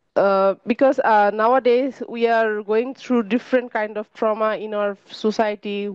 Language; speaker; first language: English; non-native, learner; Bangla